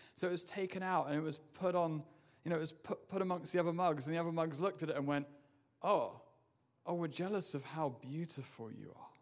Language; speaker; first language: English; native; English